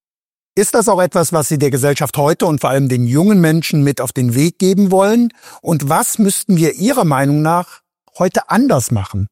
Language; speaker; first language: German; native; German